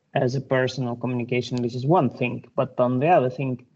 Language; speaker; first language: English; non-native, fluent; Lithuanian